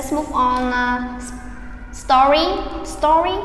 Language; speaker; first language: English; non-native, fluent; Vietnamese